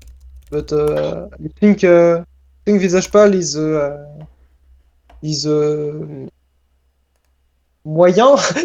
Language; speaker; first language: English; non-native, learner; French